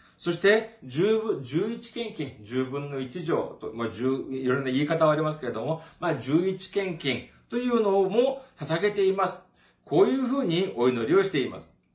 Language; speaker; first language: Japanese; non-native, fluent; Korean